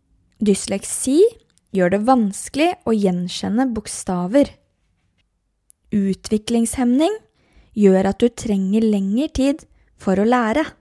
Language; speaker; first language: Swedish; non-native, learner; Norwegian